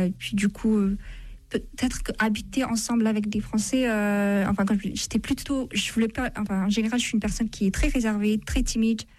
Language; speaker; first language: French; non-native, fluent; Amharic